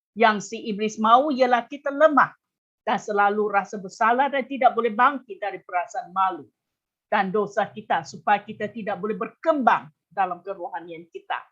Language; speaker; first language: Malay; non-native, local second language; Chinese